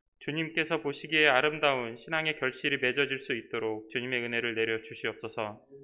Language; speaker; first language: Korean; native; Korean